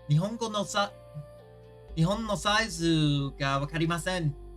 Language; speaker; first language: Japanese; non-native, learner; English